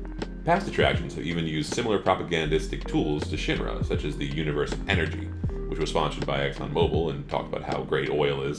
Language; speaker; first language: English; native; English